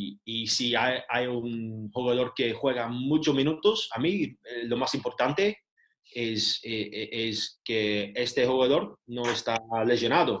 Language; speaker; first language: Spanish; non-native, learner; English